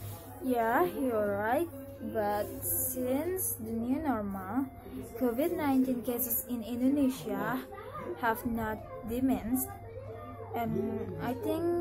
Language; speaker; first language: English; non-native, learner; Indonesian